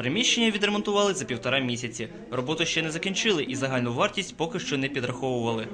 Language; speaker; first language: Ukrainian; native; Ukrainian